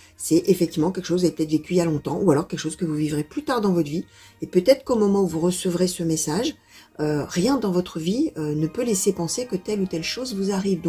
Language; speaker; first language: French; native; French